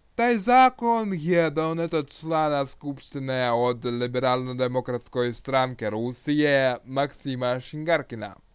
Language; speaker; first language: Croatian; non-native, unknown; Russian